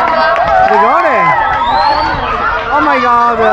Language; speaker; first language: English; non-native, learner; Italian